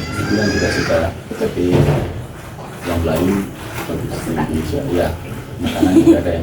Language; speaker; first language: Indonesian; non-native, fluent; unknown